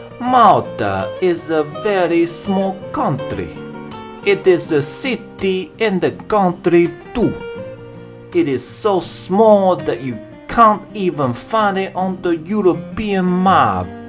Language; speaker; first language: English; non-native, fluent; Chinese